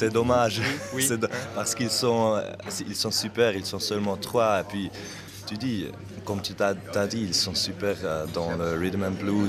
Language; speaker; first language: French; non-native, local second language; German